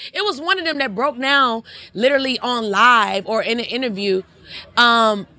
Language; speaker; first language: English; native; English